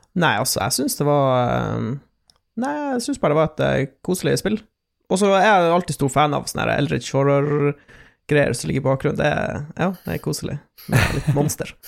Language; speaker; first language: Norwegian; native; Norwegian